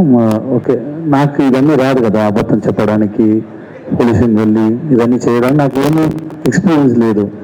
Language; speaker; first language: Telugu; non-native, learner; Tamil